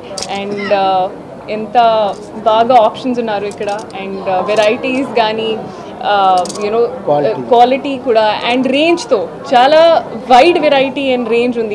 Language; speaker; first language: Telugu; non-native, learner; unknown